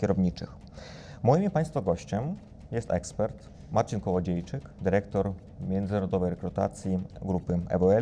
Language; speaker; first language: Polish; non-native, fluent; Ukrainian